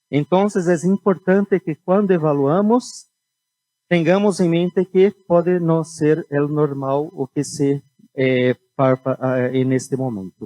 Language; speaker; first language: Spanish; non-native, fluent; Portuguese